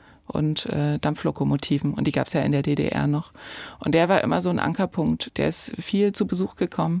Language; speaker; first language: German; native; German